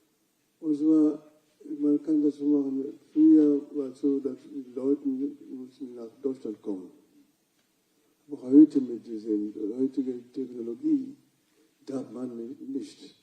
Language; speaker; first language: German; non-native, fluent; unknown